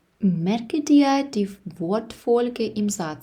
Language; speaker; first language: German; non-native, fluent; Ukrainian